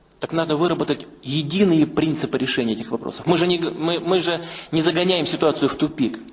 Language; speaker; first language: Russian; native; Russian